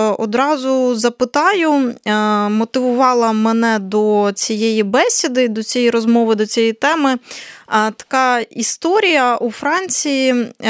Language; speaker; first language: Ukrainian; native; Ukrainian